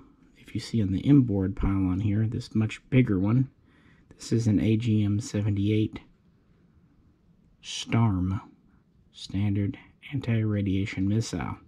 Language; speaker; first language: English; native; English